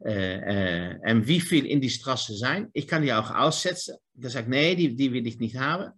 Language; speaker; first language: German; non-native, learner; Dutch